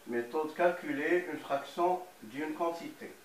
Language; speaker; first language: French; non-native, local second language; Arabic